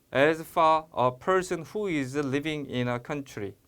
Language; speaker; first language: English; non-native, fluent; Korean